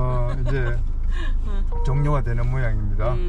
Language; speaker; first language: Korean; native; Korean